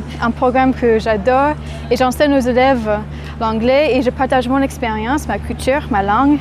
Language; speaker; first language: French; non-native, learner; English